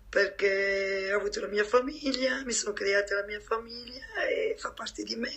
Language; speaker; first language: Italian; non-native, fluent; French